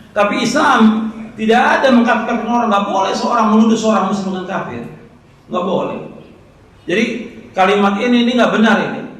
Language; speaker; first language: Indonesian; native; Indonesian